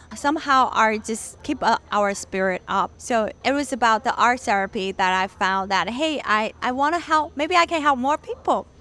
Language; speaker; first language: English; non-native, fluent; Chinese